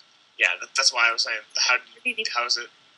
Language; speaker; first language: English; native; English